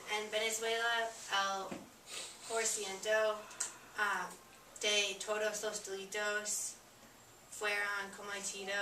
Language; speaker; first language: Spanish; non-native, learner; English